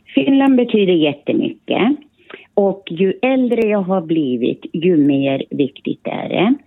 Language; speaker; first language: Swedish; early bilingual, other home language; Finnish